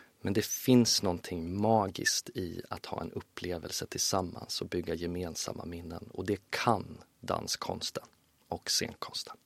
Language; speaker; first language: Swedish; native; Swedish